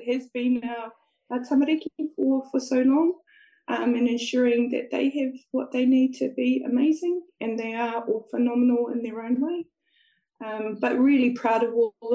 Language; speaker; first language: English; native; English